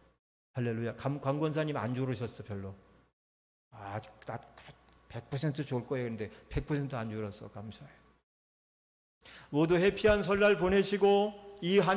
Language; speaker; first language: Korean; native; Korean